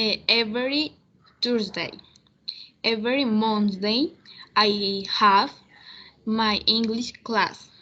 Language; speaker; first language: English; non-native, learner; Spanish